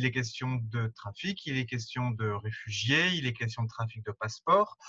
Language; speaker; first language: French; native; French